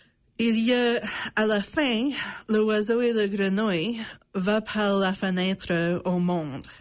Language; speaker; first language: French; non-native, local second language; English